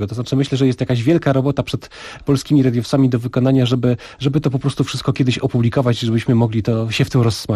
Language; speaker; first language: Polish; native; Polish